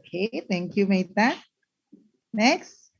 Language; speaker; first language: English; non-native, learner; Indonesian